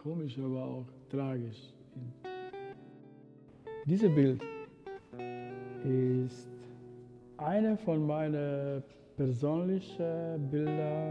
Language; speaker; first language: German; non-native, fluent; Romany